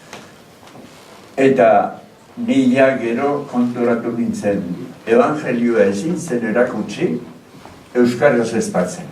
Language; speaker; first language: Basque; native; Basque